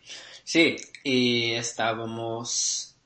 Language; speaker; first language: Spanish; non-native, learner; English